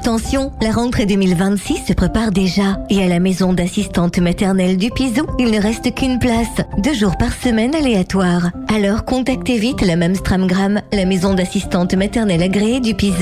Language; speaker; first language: French; native; French